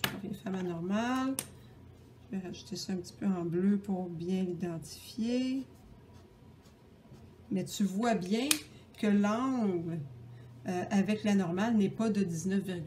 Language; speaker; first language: French; native; French